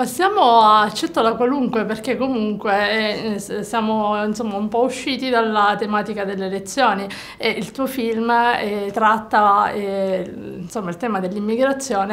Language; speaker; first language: Italian; native; Italian